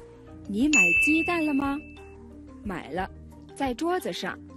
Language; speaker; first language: Chinese; non-native, fluent; Mongolian